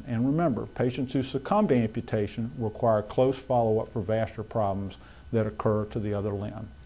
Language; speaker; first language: English; native; English